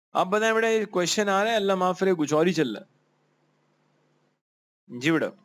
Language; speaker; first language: Urdu; native; Urdu